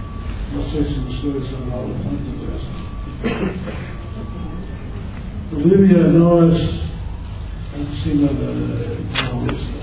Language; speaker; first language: Spanish; non-native, learner; English